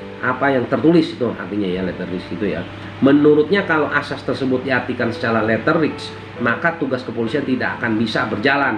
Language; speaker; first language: Indonesian; native; Indonesian